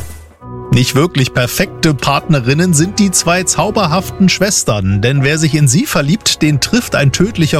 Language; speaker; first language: German; native; German